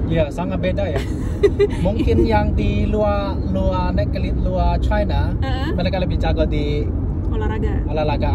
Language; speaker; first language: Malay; non-native, learner; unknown